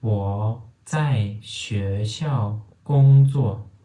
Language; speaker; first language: Chinese; non-native, fluent; Turkmen